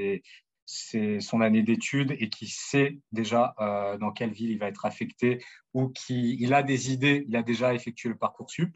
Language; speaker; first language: French; native; French